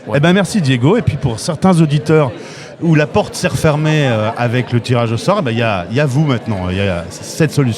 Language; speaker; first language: French; native; French